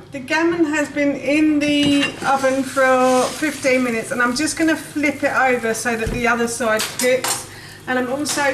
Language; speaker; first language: English; native; English